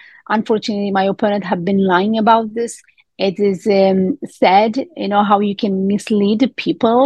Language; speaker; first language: English; early bilingual, other home language; Amharic